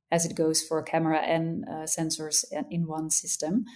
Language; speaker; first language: English; non-native, fluent; Dutch